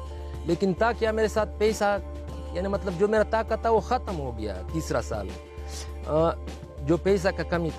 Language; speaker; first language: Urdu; non-native, local second language; Pashto